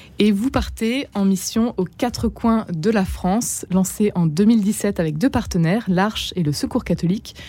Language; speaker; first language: French; native; French